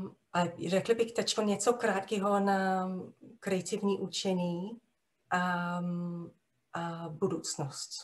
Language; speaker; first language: Czech; non-native, fluent; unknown